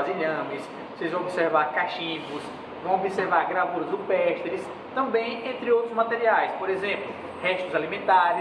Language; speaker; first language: Portuguese; native; Portuguese